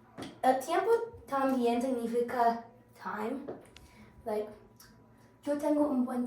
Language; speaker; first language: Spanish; non-native, learner; English